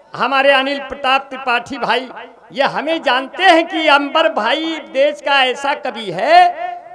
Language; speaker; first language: Hindi; native; Hindi